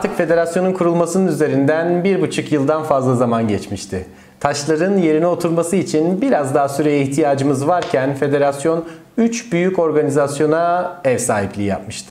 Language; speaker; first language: Turkish; native; Turkish